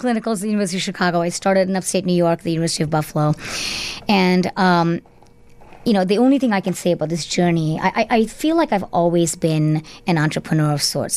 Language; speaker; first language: English; non-native, local second language; Tamil